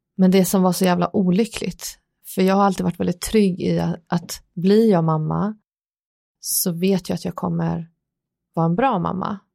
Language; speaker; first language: Swedish; early bilingual, other home language; Persian